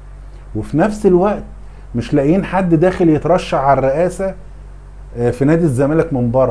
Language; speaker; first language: Arabic; native; Arabic